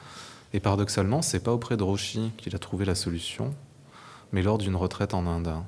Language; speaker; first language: French; native; French